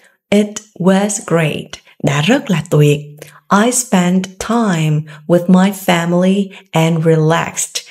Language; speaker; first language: English; non-native, fluent; Vietnamese